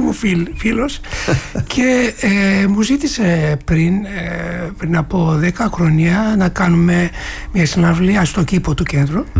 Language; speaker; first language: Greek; non-native, learner; Turkish